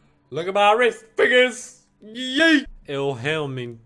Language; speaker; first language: English; native; English